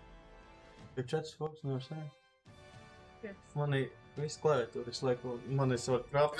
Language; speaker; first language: Latvian; native; Latvian